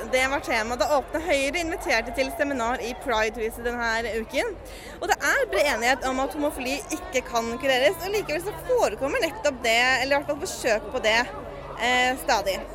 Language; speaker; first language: Norwegian; native; Norwegian